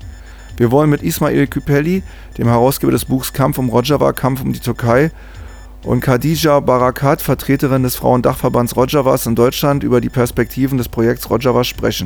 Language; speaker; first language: German; native; German